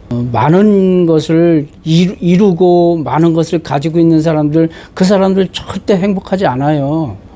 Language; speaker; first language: Korean; native; Korean